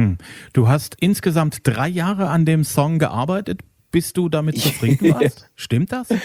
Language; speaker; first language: German; native; German